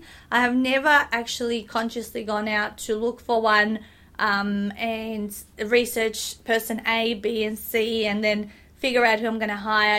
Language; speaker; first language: English; non-native, fluent; Macedonian